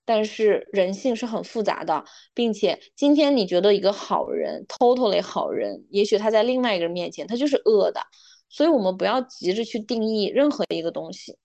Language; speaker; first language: Chinese; non-native, local second language; Uyghur